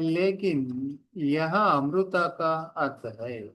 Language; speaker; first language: Hindi; non-native, local second language; Telugu